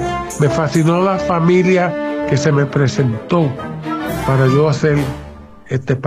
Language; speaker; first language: Spanish; early bilingual, heritage; English